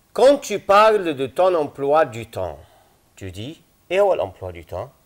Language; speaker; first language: French; non-native, fluent; Arabic